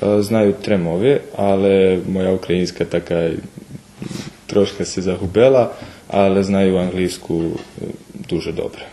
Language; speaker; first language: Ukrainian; early bilingual, heritage; Ukrainian